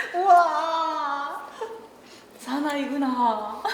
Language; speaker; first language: Korean; non-native, learner; Japanese